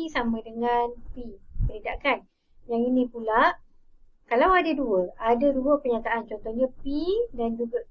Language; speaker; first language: Malay; native; Malay